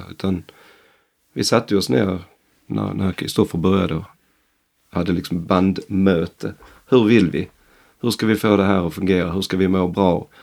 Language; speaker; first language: Swedish; native; Swedish